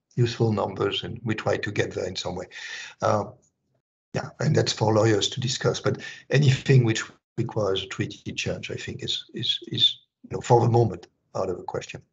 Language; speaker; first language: English; non-native, fluent; French